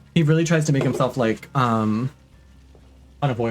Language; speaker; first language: English; native; English